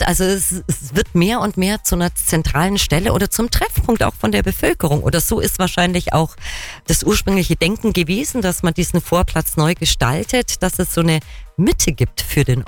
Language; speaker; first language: German; native; German